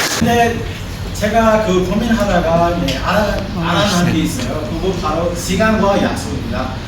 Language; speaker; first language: Korean; non-native, fluent; Nepali